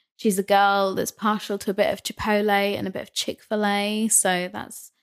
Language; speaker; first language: English; native; English